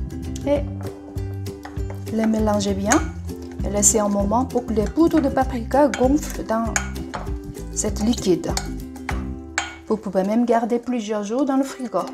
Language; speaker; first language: French; non-native, fluent; Korean